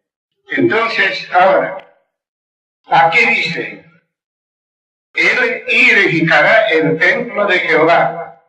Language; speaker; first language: Spanish; non-native, local second language; Quechua